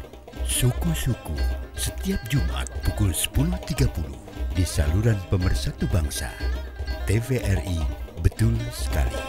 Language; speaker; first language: Indonesian; native; Indonesian